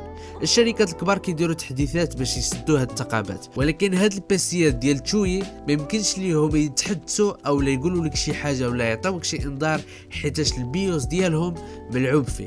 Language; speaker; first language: Arabic; native; Arabic